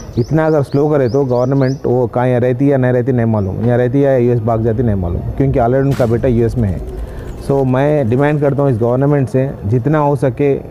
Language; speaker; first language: Hindi; non-native, local second language; Urdu